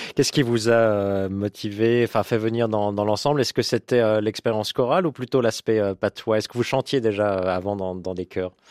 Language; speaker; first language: French; native; French